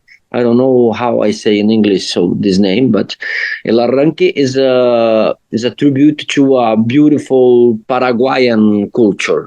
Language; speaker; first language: English; non-native, learner; Portuguese